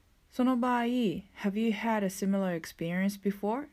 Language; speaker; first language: English; non-native, fluent; Japanese